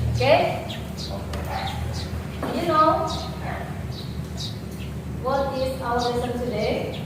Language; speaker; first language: English; non-native, local second language; Indonesian